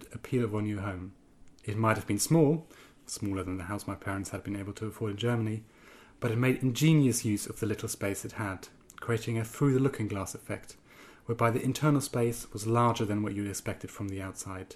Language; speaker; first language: English; non-native, fluent; German